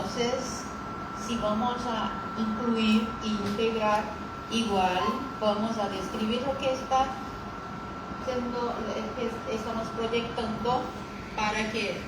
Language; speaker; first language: Spanish; non-native, fluent; Portuguese